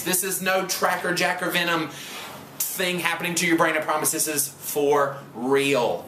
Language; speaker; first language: English; native; English